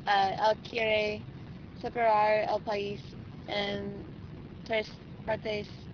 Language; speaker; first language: Spanish; non-native, learner; English